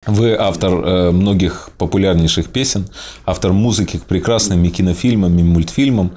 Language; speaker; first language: Russian; native; Russian